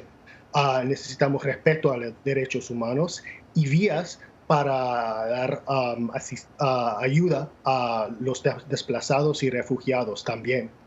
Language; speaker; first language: Spanish; non-native, fluent; English